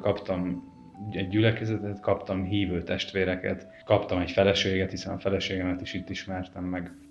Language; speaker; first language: Hungarian; native; Hungarian